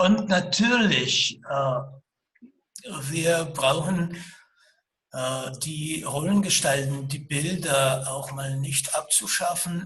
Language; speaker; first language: German; non-native, fluent; Russian